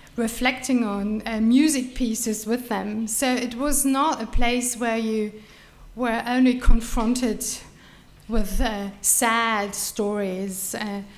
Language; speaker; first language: English; non-native, fluent; German